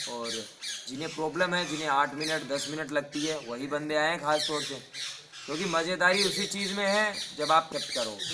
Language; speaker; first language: Hindi; native; Hindi